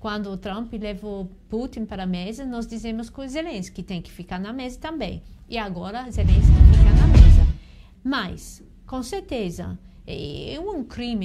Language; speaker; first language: Portuguese; non-native, learner; English